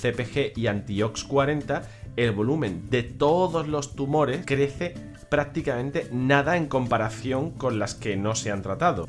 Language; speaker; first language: Spanish; native; Spanish